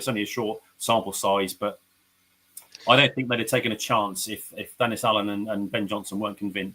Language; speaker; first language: English; native; English